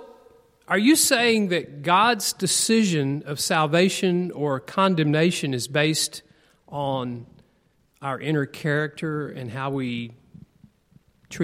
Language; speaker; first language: English; native; English